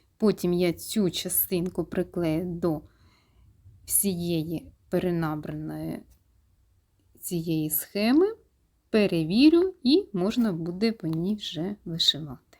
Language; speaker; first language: Ukrainian; non-native, local second language; Russian